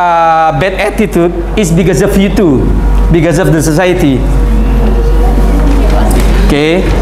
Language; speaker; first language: English; non-native, fluent; Indonesian